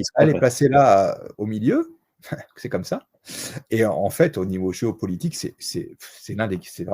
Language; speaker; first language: French; native; French